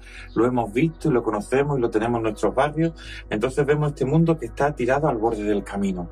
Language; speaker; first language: Spanish; native; Spanish